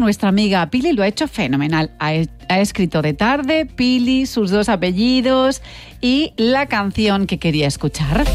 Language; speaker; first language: Spanish; native; Spanish